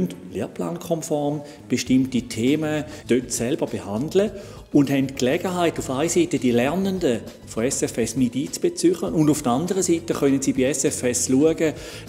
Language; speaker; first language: German; native; German